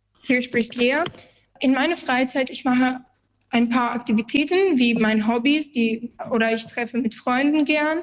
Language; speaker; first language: German; non-native, learner; Albanian